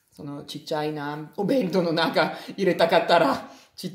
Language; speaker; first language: Japanese; non-native, learner; Italian